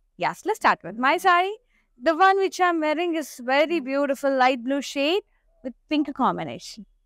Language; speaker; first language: English; non-native, local second language; Telugu